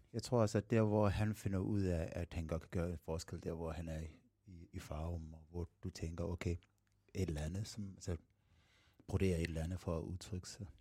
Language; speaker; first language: Danish; non-native, fluent; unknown